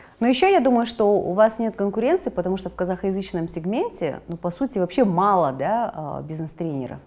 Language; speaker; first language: Russian; native; Russian